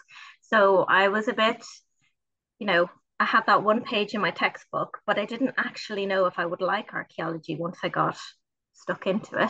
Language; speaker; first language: English; native; English